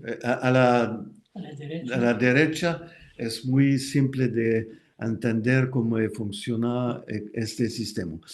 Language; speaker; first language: Spanish; non-native, fluent; French